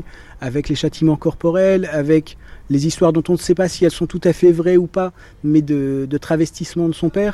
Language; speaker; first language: French; native; French